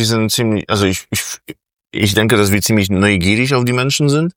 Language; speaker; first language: German; non-native, fluent; Polish